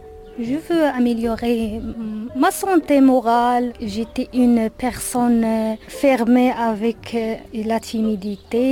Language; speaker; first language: French; non-native, learner; Berber languages